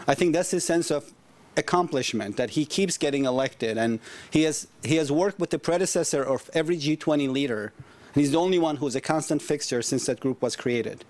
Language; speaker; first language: English; non-native, fluent; Turkish